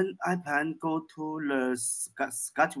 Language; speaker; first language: English; non-native, learner; Chinese